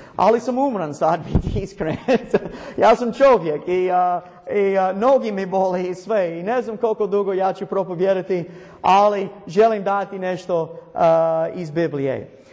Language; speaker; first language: Croatian; non-native, learner; English